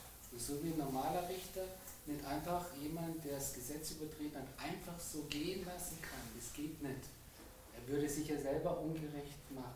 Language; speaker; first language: German; native; German